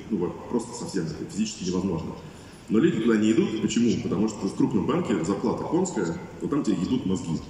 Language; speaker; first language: Russian; native; Russian